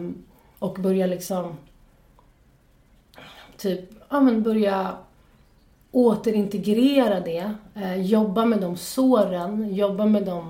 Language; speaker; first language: Swedish; native; Swedish